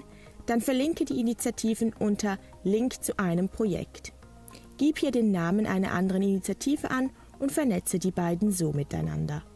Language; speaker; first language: German; native; German